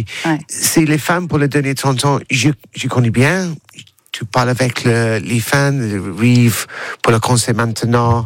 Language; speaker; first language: French; non-native, learner; English